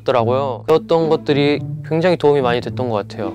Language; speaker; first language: Korean; native; Korean